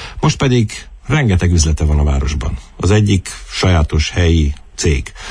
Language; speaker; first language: Hungarian; native; Hungarian